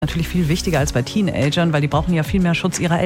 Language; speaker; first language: German; native; German